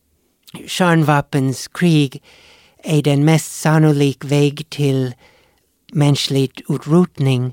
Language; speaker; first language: Swedish; non-native, fluent; English